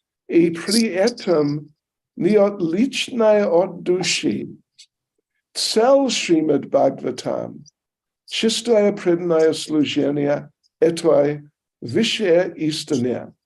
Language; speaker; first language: Russian; non-native, learner; English